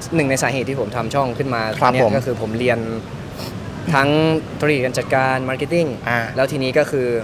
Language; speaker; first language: Thai; non-native, fluent; Italian